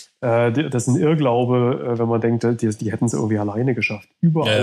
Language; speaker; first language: German; native; German